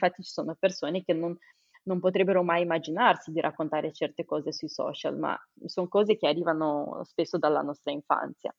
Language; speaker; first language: Italian; non-native, fluent; Romanian